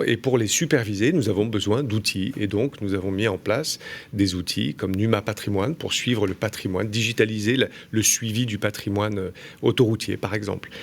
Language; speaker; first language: French; native; French